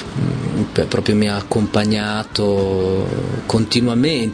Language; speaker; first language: Italian; native; Italian